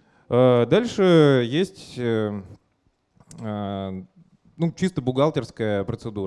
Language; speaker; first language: Russian; native; Russian